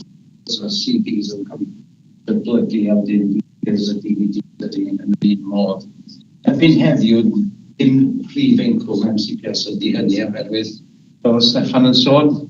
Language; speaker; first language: Welsh; native; Welsh